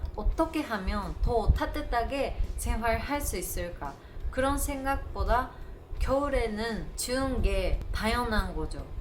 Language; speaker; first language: Korean; non-native, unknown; Japanese